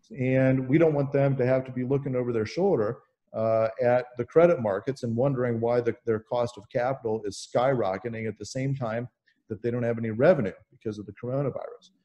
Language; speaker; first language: English; native; English